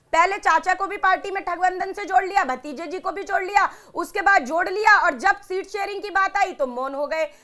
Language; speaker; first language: Hindi; native; Hindi